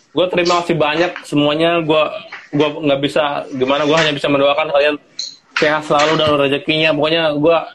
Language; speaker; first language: Indonesian; non-native, local second language; Sundanese